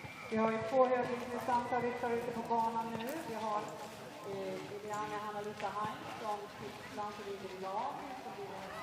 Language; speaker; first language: Swedish; native; Swedish